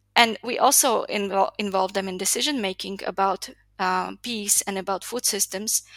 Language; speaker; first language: English; non-native, fluent; Slovak